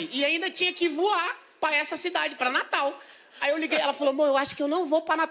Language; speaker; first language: Portuguese; native; Portuguese